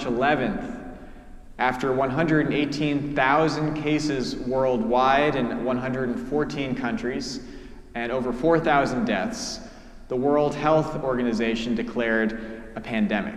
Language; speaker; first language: English; native; English